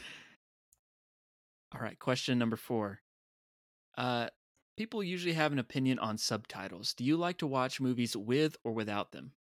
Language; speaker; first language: English; native; English